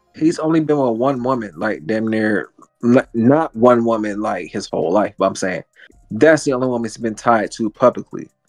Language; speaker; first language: English; native; English